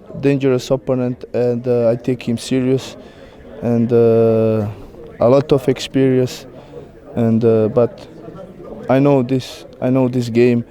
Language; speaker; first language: English; non-native, learner; Croatian